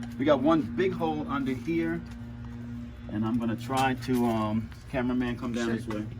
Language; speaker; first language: English; native; English